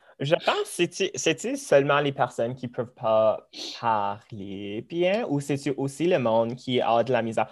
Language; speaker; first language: French; early bilingual, other home language; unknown